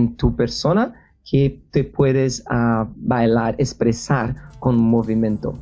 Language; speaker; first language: Spanish; non-native, fluent; Portuguese